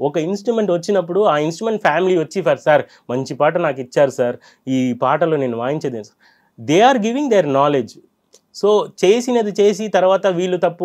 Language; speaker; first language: Telugu; non-native, fluent; Tamil